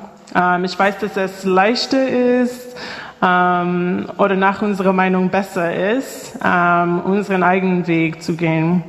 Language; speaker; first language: German; non-native, fluent; English